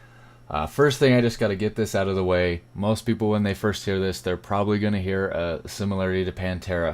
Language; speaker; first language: English; native; English